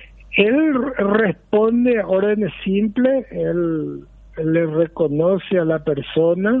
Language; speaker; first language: Spanish; native; Spanish